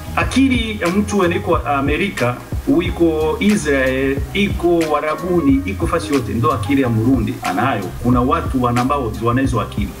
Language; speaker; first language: Swahili; non-native, local second language; Rundi